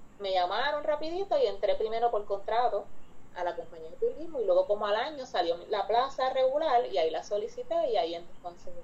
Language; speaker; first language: Spanish; native; Spanish